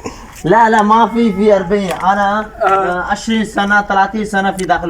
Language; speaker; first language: Arabic; non-native, learner; Urdu